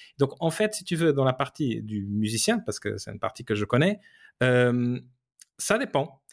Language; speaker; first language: French; non-native, fluent; Portuguese